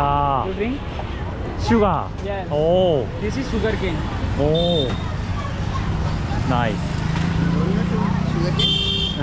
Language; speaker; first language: English; non-native, learner; Korean